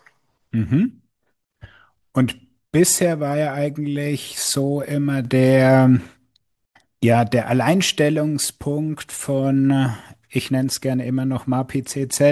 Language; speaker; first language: German; native; German